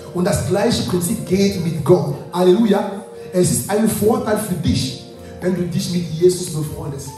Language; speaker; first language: German; non-native, fluent; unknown